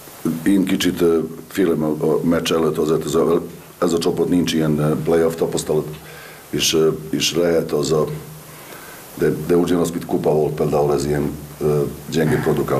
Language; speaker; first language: Hungarian; non-native, learner; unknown